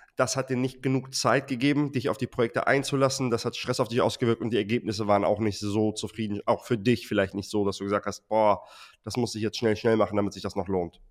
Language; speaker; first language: German; native; German